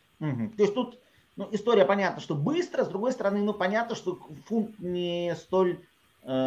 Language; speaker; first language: Russian; native; Russian